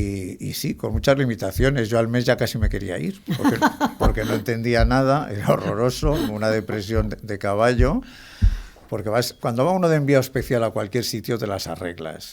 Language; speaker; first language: Spanish; native; Spanish